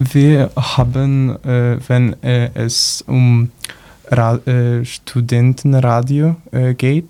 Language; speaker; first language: German; non-native, learner; Polish